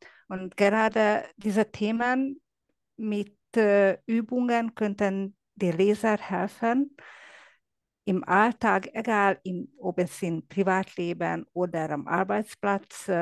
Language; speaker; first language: German; non-native, fluent; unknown